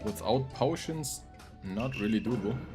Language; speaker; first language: English; non-native, fluent; German